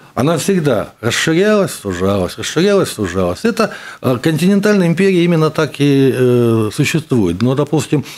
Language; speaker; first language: Russian; native; Russian